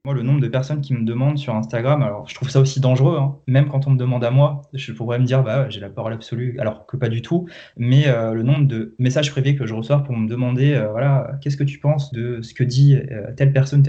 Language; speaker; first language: French; native; French